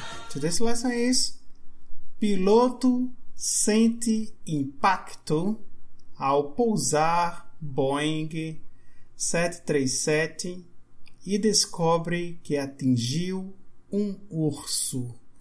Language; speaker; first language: Portuguese; native; Portuguese